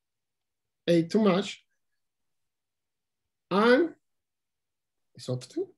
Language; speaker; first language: English; non-native, learner; Spanish